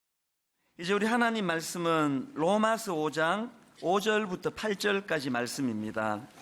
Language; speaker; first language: Korean; native; Korean